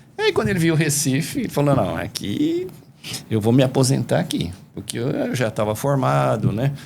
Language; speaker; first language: Portuguese; early bilingual, other home language; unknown